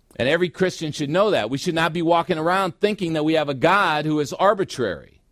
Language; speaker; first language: English; native; English